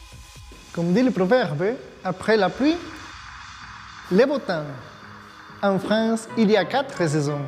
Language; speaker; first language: French; non-native, fluent; Spanish